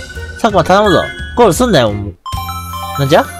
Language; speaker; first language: Japanese; native; Japanese